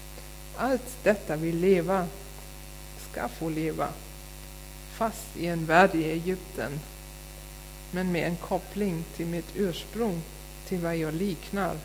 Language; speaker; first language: Swedish; non-native, fluent; German